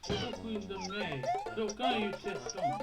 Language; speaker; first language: Swedish; early bilingual, other home language; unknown